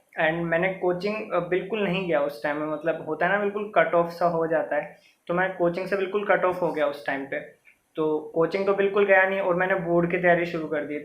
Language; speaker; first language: Hindi; native; Hindi